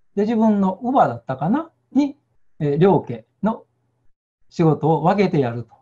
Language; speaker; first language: Japanese; native; Japanese